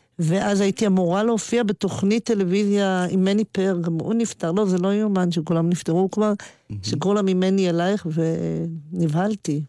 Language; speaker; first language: Hebrew; native; Hebrew